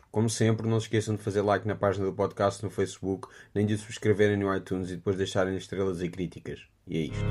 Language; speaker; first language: Portuguese; native; Portuguese